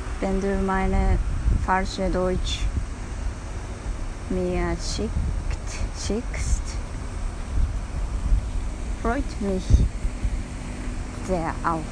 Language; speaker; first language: German; non-native, learner; Japanese